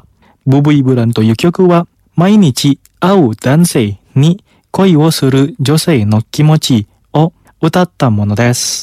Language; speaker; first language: Japanese; non-native, fluent; Indonesian